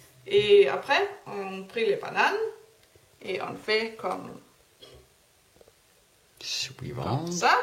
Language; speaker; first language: French; non-native, learner; Danish